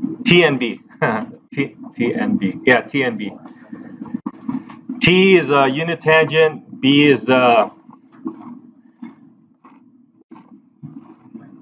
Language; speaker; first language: English; native; English